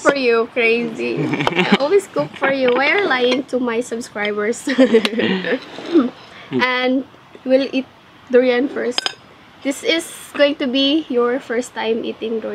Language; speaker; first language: English; non-native, learner; Cebuano